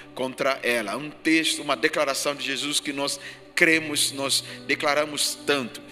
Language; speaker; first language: Portuguese; non-native, fluent; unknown